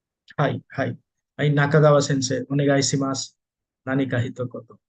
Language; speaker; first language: Japanese; non-native, fluent; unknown